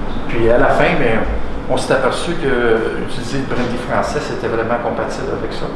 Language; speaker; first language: French; native; French